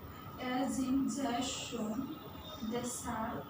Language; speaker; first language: German; non-native, learner; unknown